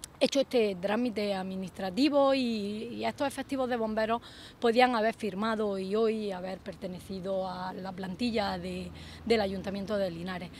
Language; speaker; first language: Spanish; native; Spanish